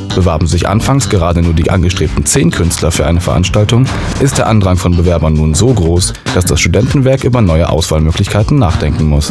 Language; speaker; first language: German; native; German